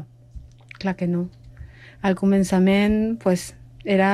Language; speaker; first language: Catalan; non-native, fluent; Spanish